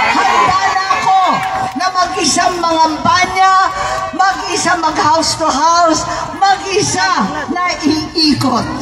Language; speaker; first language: Filipino; non-native, local second language; Cebuano